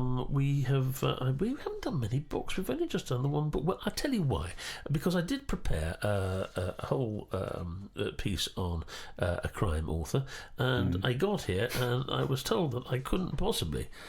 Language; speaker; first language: English; native; English